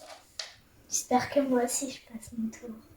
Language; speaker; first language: French; native; French